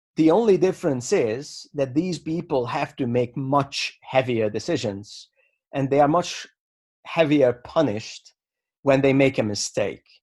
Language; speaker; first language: English; non-native, fluent; Hungarian